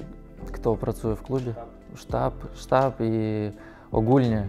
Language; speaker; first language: Polish; non-native, learner; Russian